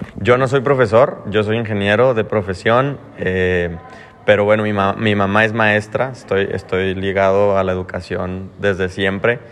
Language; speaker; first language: Spanish; native; Spanish